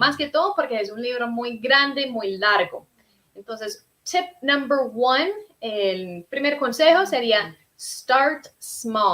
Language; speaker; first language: Spanish; early bilingual, heritage; Spanish